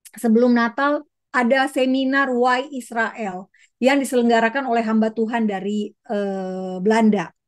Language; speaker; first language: Indonesian; native; Indonesian